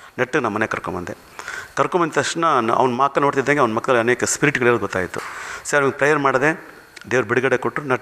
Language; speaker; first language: Kannada; non-native, local second language; Tamil